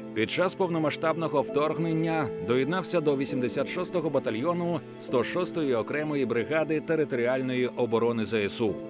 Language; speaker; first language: Ukrainian; native; Ukrainian